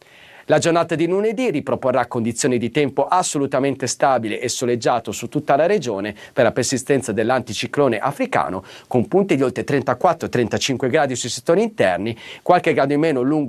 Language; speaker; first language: Italian; native; Italian